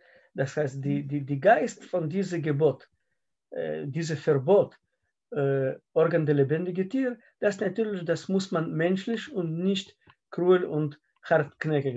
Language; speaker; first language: German; non-native, fluent; Russian